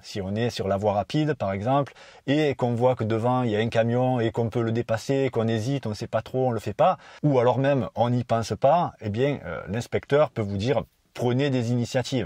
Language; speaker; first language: French; native; French